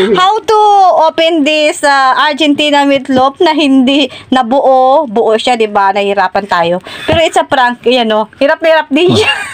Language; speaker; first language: Filipino; non-native, local second language; Hiligaynon